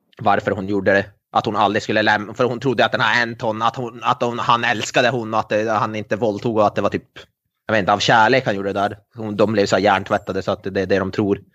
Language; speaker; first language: Swedish; native; Swedish